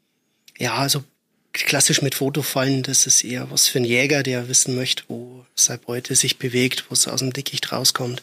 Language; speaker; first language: German; native; German